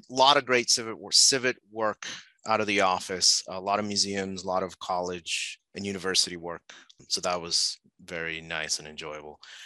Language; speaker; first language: English; non-native, local second language; Spanish